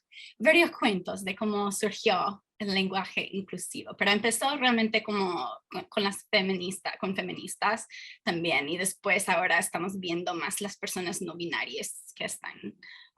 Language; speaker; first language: Spanish; non-native, fluent; English